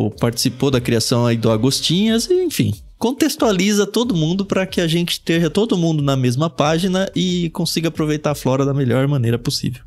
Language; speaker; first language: Portuguese; native; Portuguese